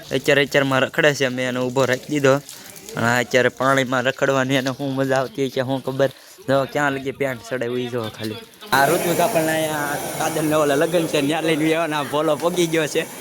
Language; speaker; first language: Gujarati; native; Gujarati